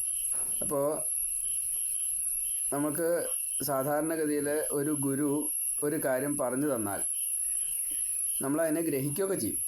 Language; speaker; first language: Malayalam; native; Malayalam